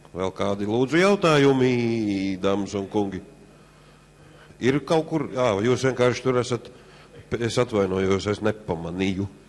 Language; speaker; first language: Latvian; native; Latvian